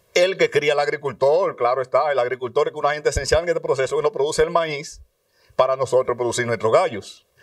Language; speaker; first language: Spanish; native; Spanish